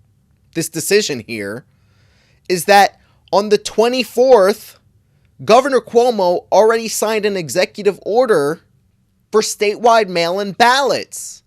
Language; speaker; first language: English; native; English